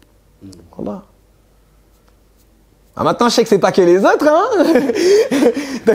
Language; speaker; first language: French; native; French